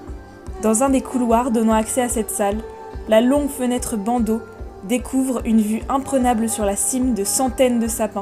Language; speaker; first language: French; native; French